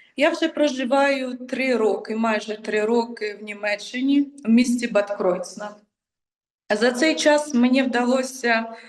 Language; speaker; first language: Ukrainian; native; Ukrainian